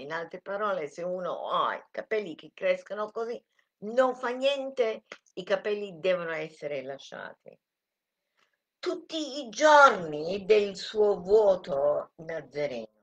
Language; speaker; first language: Italian; non-native, fluent; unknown